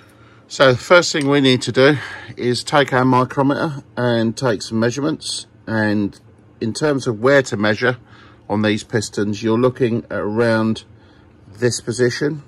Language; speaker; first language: English; native; English